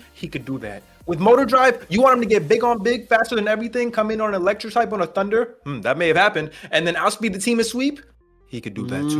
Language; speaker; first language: English; native; English